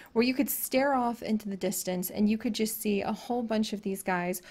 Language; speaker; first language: English; native; English